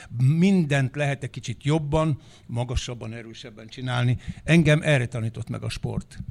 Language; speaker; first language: Hungarian; native; Hungarian